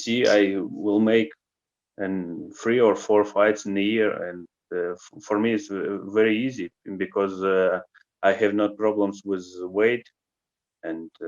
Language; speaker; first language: English; non-native, learner; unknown